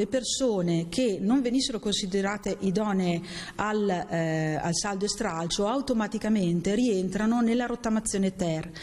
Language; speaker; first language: Italian; native; Italian